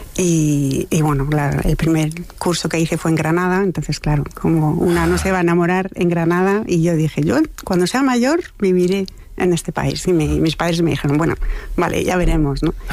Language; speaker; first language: Spanish; non-native, fluent; French